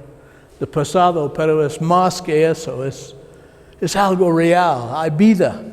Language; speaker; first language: Spanish; non-native, learner; English